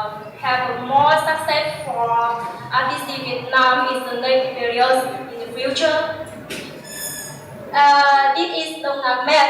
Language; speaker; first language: English; non-native, learner; Vietnamese